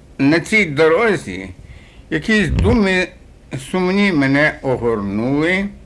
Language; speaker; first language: Ukrainian; native; Ukrainian